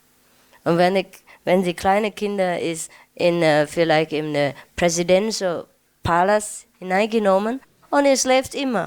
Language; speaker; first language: German; non-native, learner; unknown